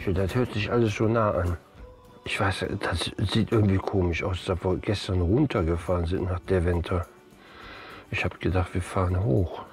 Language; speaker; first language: German; native; German